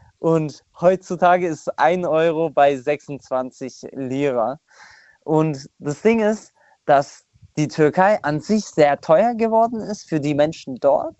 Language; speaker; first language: German; non-native, fluent; Turkish